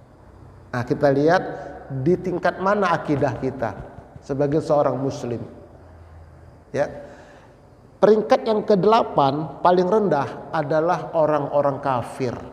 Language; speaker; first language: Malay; non-native, local second language; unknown